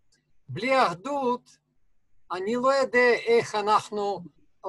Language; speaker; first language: Hebrew; non-native, fluent; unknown